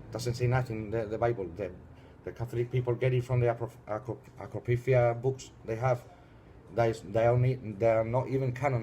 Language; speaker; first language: English; non-native, fluent; Spanish